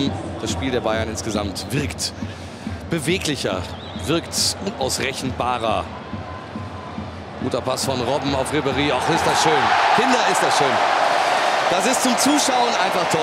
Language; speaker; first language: German; native; German